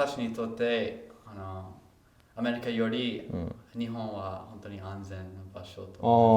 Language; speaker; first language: Japanese; non-native, learner; English